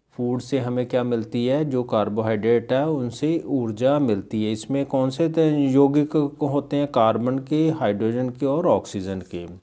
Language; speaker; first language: Hindi; non-native, local second language; Punjabi